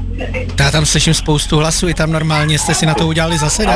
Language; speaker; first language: Czech; native; Czech